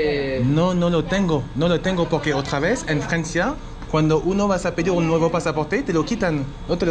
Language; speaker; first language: Spanish; non-native, fluent; French